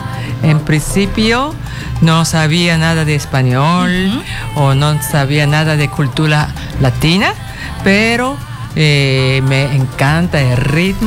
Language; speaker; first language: Spanish; non-native, learner; Japanese